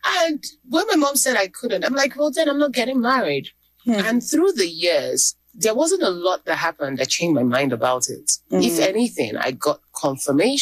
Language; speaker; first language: English; non-native, local second language; Igbo